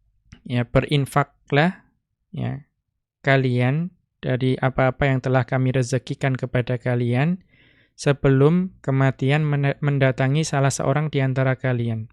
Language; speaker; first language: Indonesian; native; Indonesian